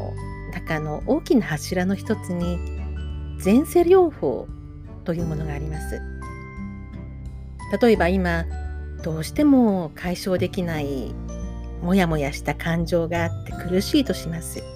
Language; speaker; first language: Japanese; native; Japanese